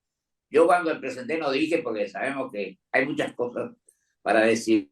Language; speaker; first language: Spanish; native; Spanish